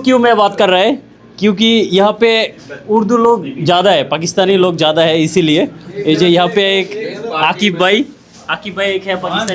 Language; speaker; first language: Hindi; non-native, fluent; Bangla